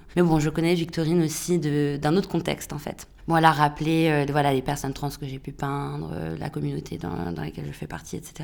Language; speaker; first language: French; native; French